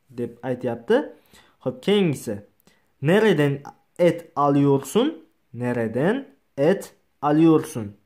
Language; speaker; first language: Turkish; non-native, learner; Uzbek